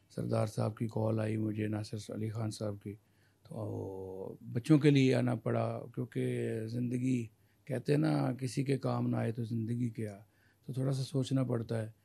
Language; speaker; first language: Urdu; non-native, local second language; Punjabi